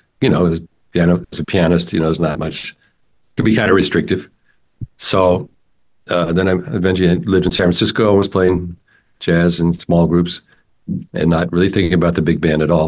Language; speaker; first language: English; native; English